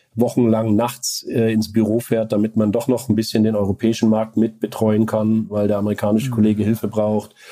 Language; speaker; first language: German; native; German